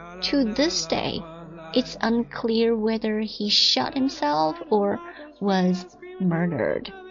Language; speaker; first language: English; non-native, fluent; Chinese